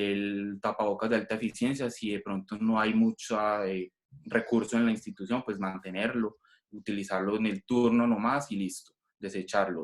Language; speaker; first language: Spanish; native; Spanish